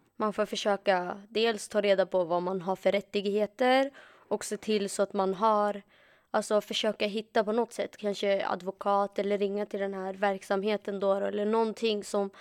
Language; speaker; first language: Swedish; early bilingual, other home language; Arabic